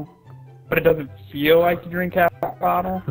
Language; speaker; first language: English; native; English